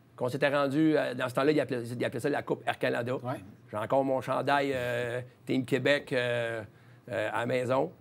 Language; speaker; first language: French; native; French